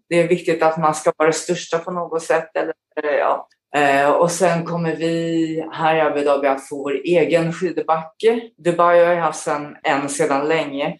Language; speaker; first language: Swedish; native; Swedish